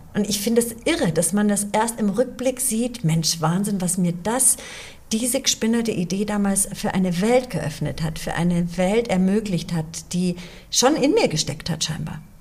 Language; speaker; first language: German; early bilingual, other home language; English